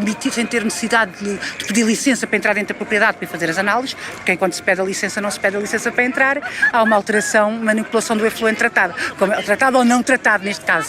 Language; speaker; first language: Portuguese; native; Portuguese